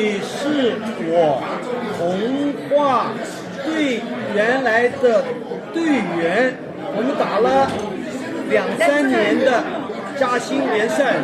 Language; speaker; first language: Chinese; native; Chinese